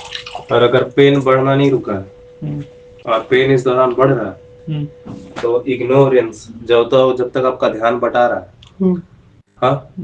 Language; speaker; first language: Hindi; native; Hindi